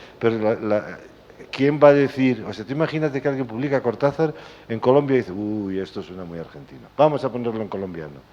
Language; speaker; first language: Spanish; native; Spanish